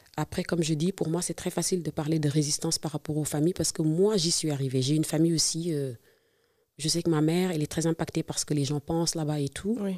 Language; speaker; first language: French; non-native, local second language; Serer